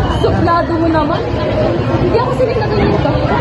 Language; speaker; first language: Filipino; native; Filipino